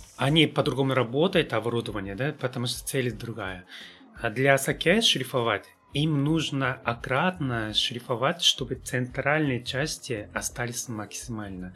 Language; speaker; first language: Russian; non-native, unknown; Japanese